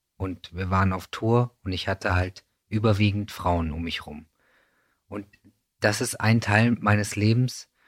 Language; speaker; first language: German; native; German